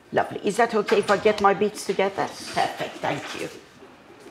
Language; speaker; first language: English; non-native, fluent; Persian